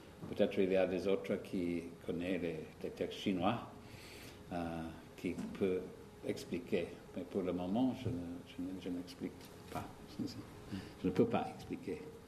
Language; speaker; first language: French; non-native, learner; English